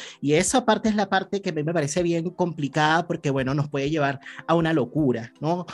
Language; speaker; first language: Spanish; native; Spanish